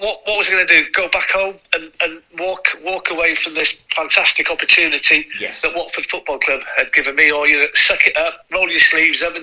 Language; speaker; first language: English; non-native, local second language; Welsh